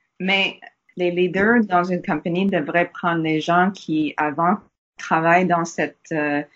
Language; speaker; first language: French; non-native, learner; English